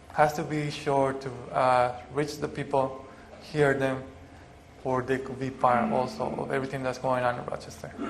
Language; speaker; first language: English; non-native, fluent; Spanish